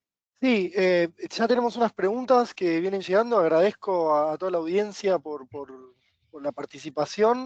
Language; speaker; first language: Spanish; native; Spanish